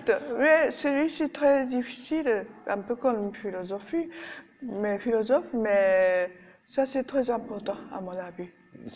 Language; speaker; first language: French; non-native, learner; Japanese